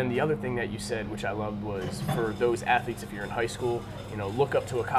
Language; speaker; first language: English; native; English